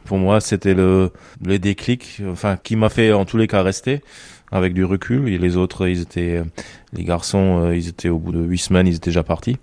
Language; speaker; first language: French; non-native, fluent; German